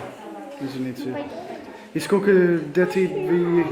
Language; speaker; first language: Russian; non-native, learner; English